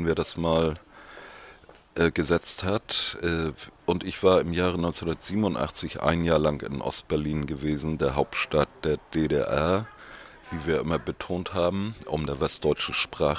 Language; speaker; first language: German; native; German